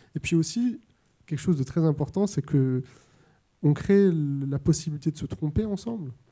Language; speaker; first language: French; native; French